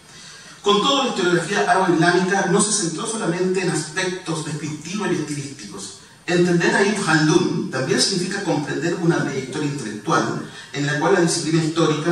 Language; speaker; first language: Spanish; native; Spanish